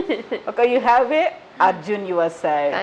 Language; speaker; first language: Telugu; native; Telugu